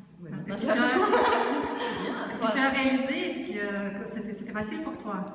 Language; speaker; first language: French; non-native, fluent; Russian